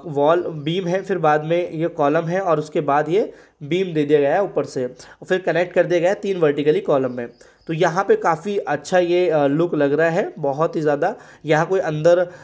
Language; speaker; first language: Hindi; native; Hindi